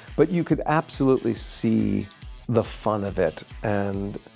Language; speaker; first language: English; native; English